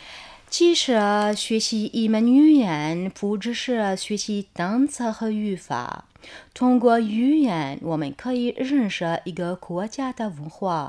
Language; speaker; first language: Chinese; non-native, fluent; Arabic